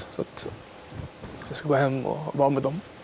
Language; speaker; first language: Swedish; early bilingual, other home language; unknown